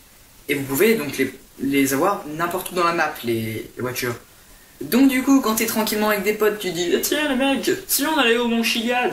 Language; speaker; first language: French; native; French